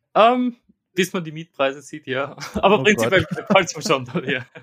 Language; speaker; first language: German; native; German